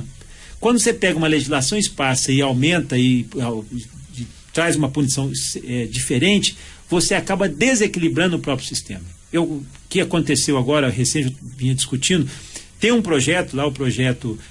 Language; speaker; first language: Portuguese; native; Portuguese